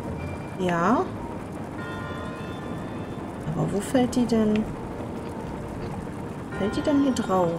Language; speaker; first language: German; native; German